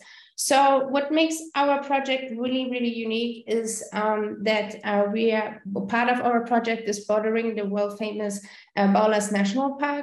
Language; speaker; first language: English; non-native, fluent; German